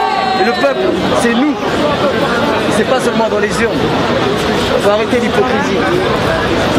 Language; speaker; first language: French; native; French